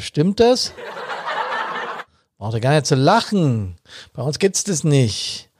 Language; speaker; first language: German; native; German